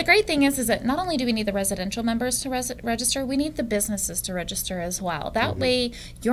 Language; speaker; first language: English; native; English